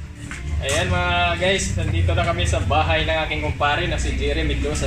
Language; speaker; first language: Filipino; native; Filipino